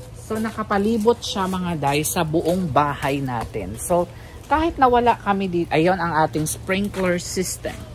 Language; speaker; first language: Filipino; non-native, local second language; Cebuano